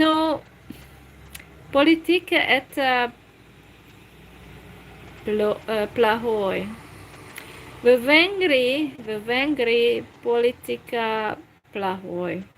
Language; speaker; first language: Russian; non-native, learner; Hungarian